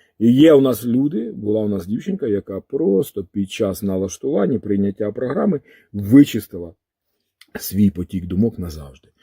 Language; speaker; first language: Ukrainian; native; Ukrainian